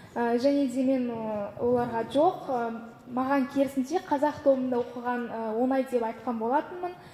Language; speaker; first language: Kazakh; non-native, local second language; Russian